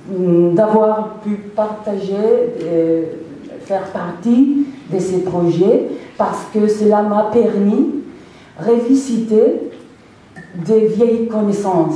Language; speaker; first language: French; non-native, fluent; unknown